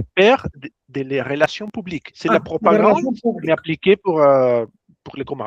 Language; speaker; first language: French; non-native, fluent; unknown